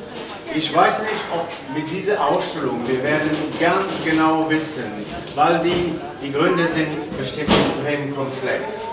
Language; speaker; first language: German; non-native, fluent; French